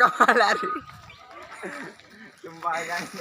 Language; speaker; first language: Indonesian; non-native, local second language; Minangkabau